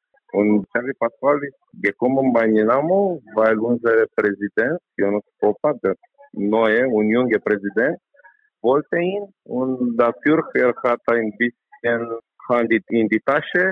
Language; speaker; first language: German; non-native, learner; Romanian